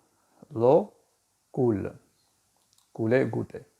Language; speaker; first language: French; non-native, local second language; Arabic